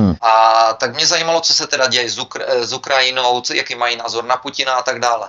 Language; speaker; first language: Czech; native; Czech